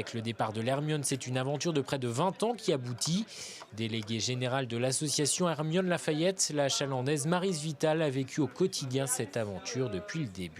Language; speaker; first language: French; native; French